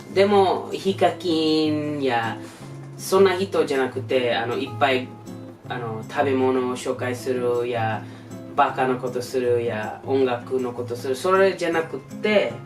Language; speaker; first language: Japanese; non-native, learner; English